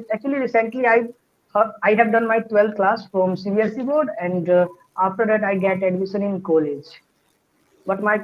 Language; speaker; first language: English; non-native, learner; Hindi